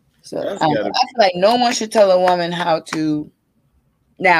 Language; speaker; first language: English; native; English